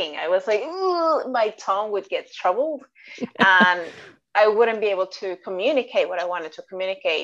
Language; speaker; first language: English; non-native, fluent; Spanish